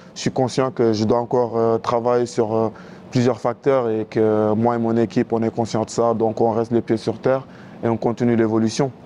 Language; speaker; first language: French; non-native, local second language; Wolof